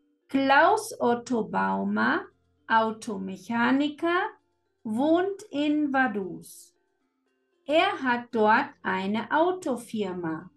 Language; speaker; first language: German; non-native, fluent; Spanish